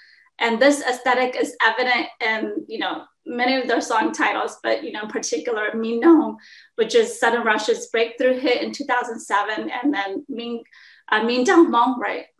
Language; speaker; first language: English; early bilingual, other home language; Hmong